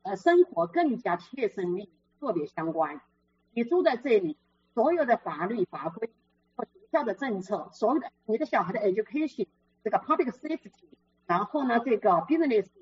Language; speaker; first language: Chinese; native; Chinese